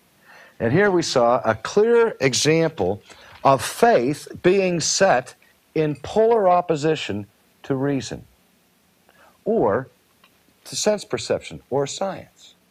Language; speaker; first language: English; native; English